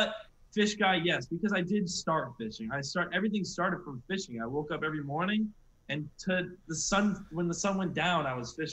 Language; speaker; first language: English; native; English